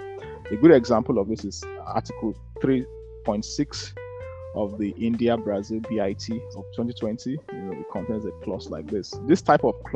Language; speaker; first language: English; non-native, local second language; Yoruba